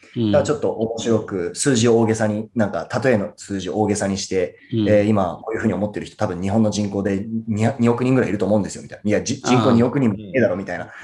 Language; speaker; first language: Japanese; native; Japanese